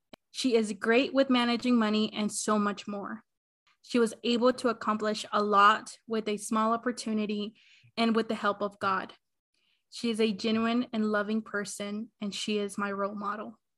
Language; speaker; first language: English; early bilingual, other home language; Spanish